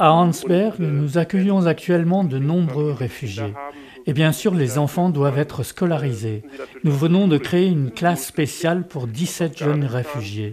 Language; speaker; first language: French; non-native, fluent; German